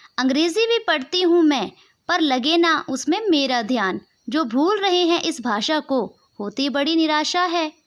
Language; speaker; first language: Hindi; native; Hindi